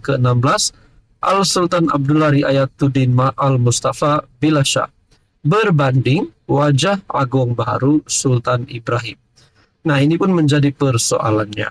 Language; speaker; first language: Malay; native; Malay